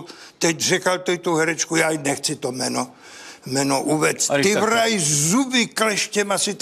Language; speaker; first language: Czech; native; Czech